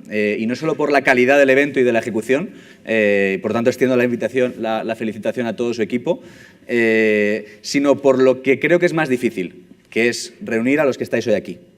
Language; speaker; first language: Spanish; native; Spanish